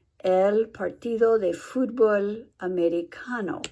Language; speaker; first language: Spanish; non-native, fluent; English